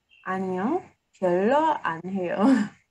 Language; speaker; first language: Korean; non-native, learner; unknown